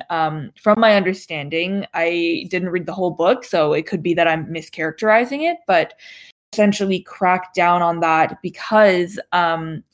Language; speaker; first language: English; native; English